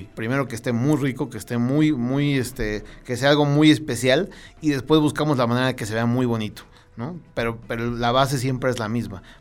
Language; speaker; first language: Spanish; native; Spanish